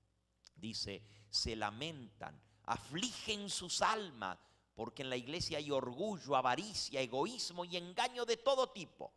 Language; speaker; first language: Spanish; native; Spanish